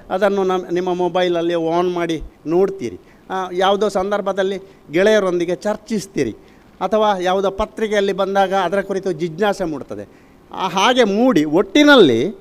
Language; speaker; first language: Kannada; non-native, local second language; Tulu